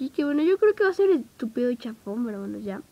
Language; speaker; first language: Spanish; native; Spanish